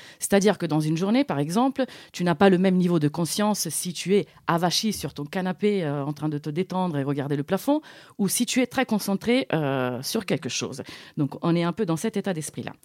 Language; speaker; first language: French; non-native, fluent; Italian